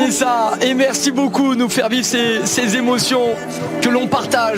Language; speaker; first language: French; native; French